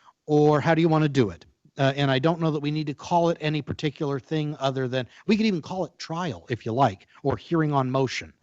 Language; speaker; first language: English; native; English